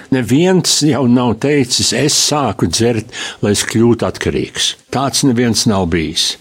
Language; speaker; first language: Latvian; early bilingual, heritage; Latvian